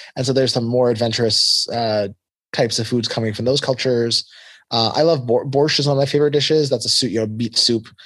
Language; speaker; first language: English; early bilingual, other home language; Hebrew